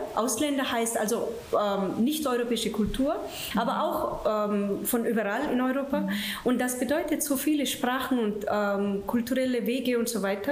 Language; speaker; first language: German; non-native, fluent; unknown